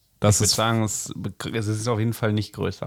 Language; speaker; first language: German; native; German